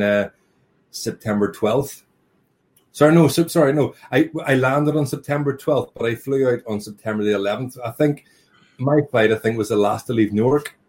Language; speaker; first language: English; native; English